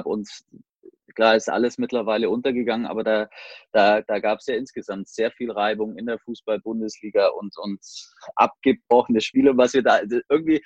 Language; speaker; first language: German; native; German